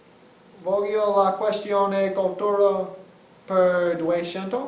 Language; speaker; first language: Italian; non-native, learner; English